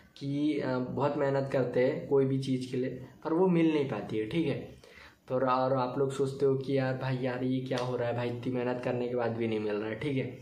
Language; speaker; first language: Hindi; native; Hindi